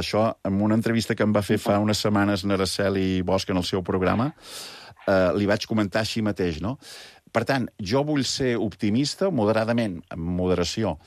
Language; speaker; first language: Catalan; native; Catalan